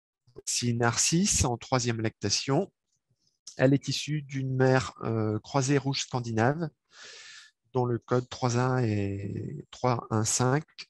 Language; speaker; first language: French; native; French